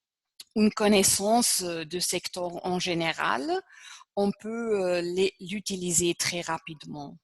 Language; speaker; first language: French; non-native, fluent; German